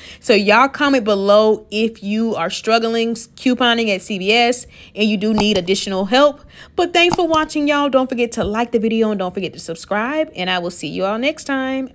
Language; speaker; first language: English; native; English